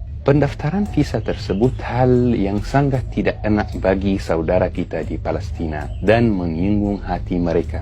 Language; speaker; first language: Indonesian; non-native, fluent; Arabic